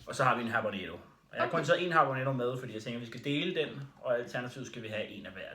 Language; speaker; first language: Danish; native; Danish